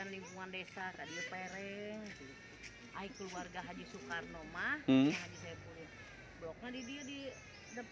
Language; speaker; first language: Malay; non-native, local second language; Sundanese